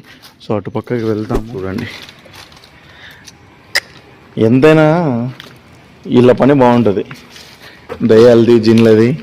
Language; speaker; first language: Telugu; native; Telugu